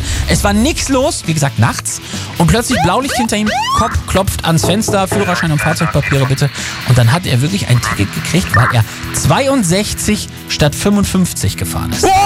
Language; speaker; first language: German; native; German